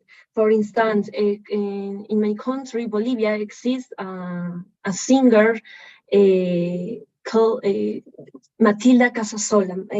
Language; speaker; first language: English; non-native, learner; Spanish